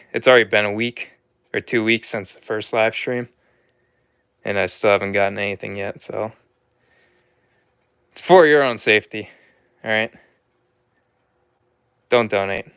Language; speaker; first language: English; native; English